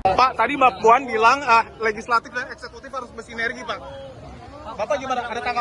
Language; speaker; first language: Indonesian; native; Indonesian